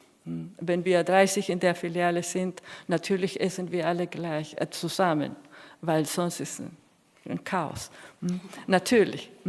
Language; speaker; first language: German; non-native, fluent; Spanish